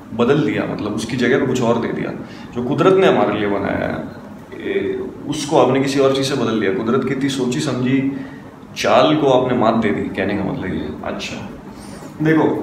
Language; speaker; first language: Hindi; native; Hindi